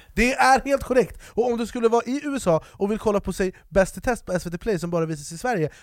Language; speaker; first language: Swedish; native; Swedish